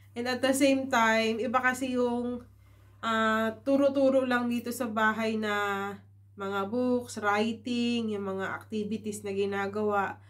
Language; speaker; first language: Filipino; native; Filipino